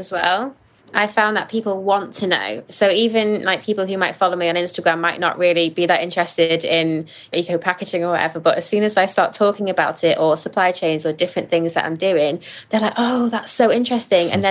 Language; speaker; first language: English; native; English